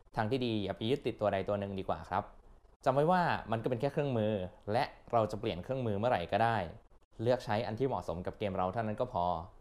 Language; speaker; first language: Thai; native; Thai